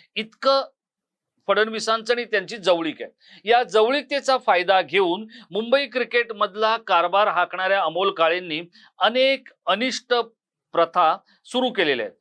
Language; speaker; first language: Marathi; native; Marathi